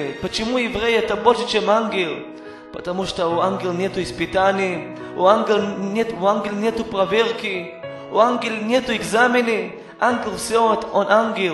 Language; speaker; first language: Russian; non-native, learner; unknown